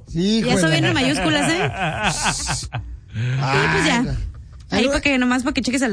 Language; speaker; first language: Spanish; native; Spanish